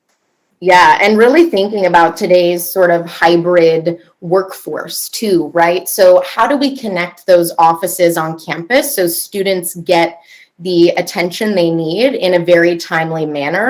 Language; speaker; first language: English; native; English